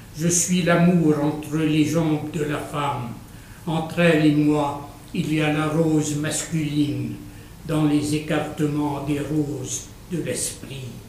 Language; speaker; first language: French; non-native, local second language; Arabic